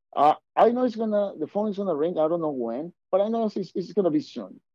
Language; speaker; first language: English; non-native, fluent; Spanish